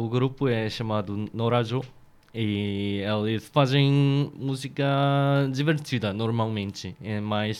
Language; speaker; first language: Portuguese; non-native, fluent; Korean